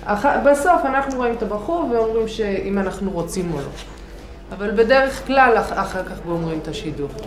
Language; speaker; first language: Hebrew; non-native, local second language; Yiddish